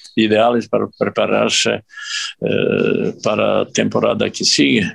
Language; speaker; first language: Spanish; non-native, fluent; Serbian